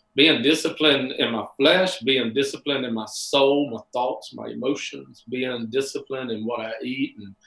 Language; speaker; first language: English; native; English